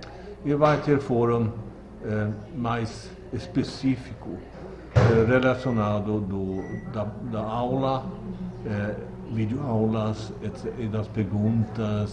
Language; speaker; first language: Portuguese; non-native, learner; Swedish